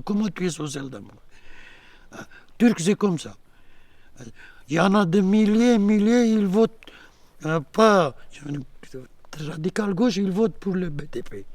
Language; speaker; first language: French; non-native, learner; Kurdish